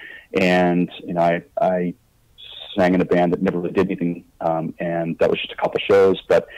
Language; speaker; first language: English; native; English